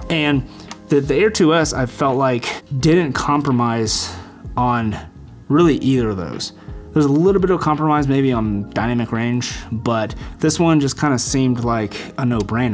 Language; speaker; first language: English; native; English